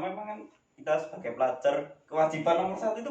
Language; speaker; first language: Indonesian; native; Indonesian